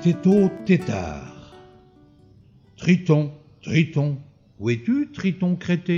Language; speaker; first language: French; native; French